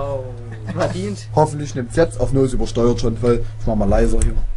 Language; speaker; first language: German; native; German